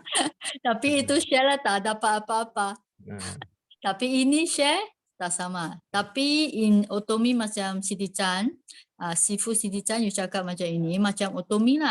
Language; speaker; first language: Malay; non-native, local second language; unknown